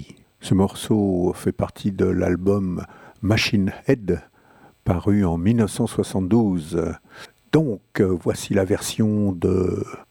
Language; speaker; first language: French; native; French